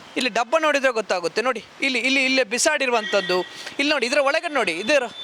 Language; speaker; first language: Kannada; native; Kannada